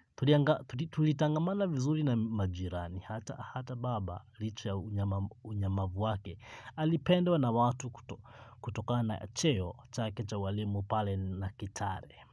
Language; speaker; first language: Swahili; non-native, local second language; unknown